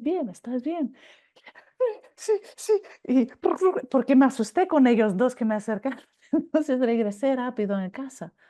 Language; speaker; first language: Spanish; non-native, fluent; Greek